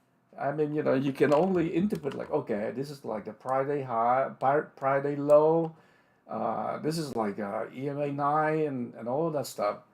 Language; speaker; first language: English; non-native, fluent; Vietnamese